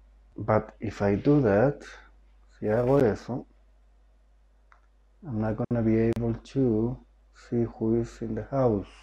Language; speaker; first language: English; non-native, fluent; Spanish